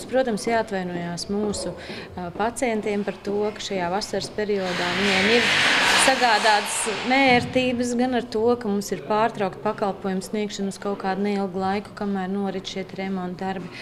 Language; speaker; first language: Latvian; native; Latvian